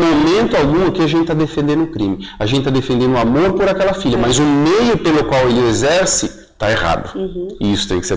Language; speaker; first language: Portuguese; native; Portuguese